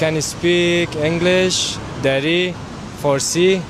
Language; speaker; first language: English; non-native, learner; Persian